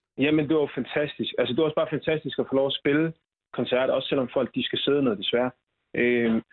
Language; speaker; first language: Danish; early bilingual, other home language; Swahili